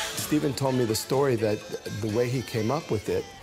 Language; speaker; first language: English; native; English